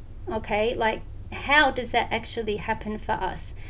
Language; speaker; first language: English; native; English